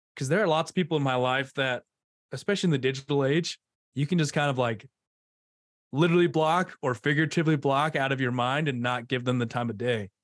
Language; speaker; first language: English; native; English